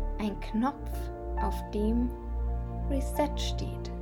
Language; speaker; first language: German; native; German